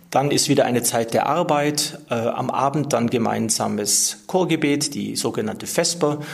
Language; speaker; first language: German; native; German